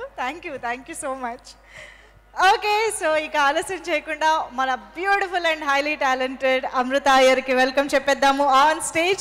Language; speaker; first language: Telugu; native; Telugu